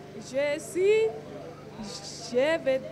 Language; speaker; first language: French; non-native, learner; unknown